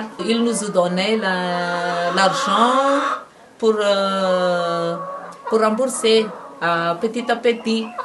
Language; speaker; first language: French; non-native, local second language; Malagasy